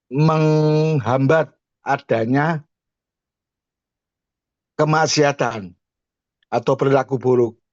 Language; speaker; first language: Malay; non-native, local second language; Javanese